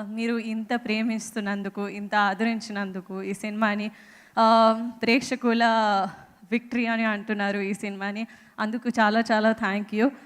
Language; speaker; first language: Telugu; non-native, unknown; Marathi